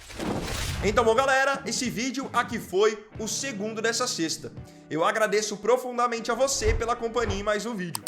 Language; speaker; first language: Portuguese; native; Portuguese